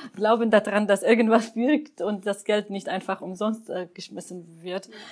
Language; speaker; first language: German; non-native, fluent; Arabic